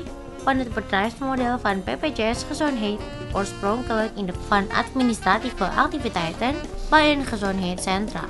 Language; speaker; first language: Dutch; non-native, fluent; Indonesian